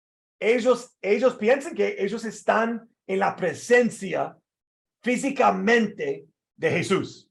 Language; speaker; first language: Spanish; non-native, fluent; English